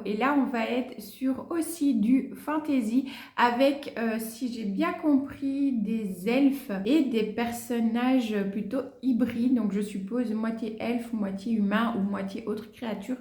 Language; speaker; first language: French; native; French